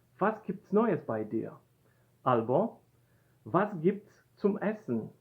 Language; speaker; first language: German; non-native, fluent; Polish